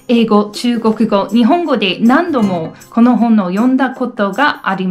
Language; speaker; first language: Japanese; non-native, fluent; English